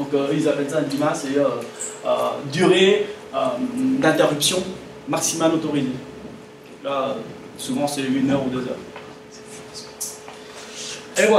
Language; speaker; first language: French; native; French